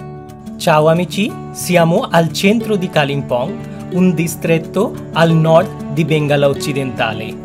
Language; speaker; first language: Italian; non-native, fluent; Bangla